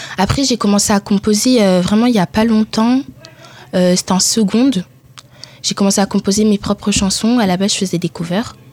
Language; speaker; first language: French; early bilingual, other home language; Italian